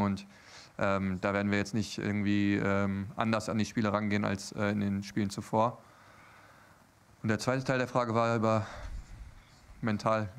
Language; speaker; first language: German; native; German